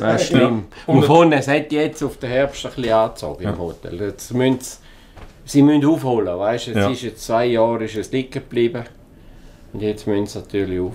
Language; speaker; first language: German; native; German